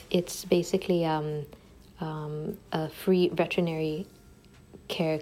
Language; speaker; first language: English; native; English